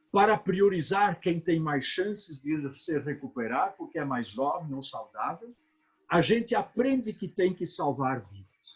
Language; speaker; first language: Portuguese; native; Portuguese